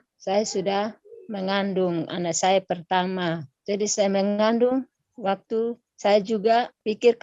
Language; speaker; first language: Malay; non-native, local second language; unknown